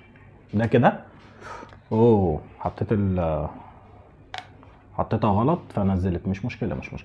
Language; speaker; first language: Arabic; native; Arabic